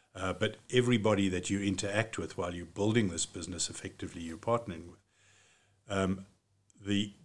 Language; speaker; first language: English; native; English